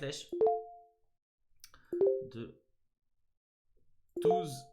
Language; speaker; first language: French; native; French